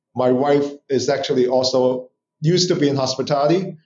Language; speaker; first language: English; non-native, local second language; Cantonese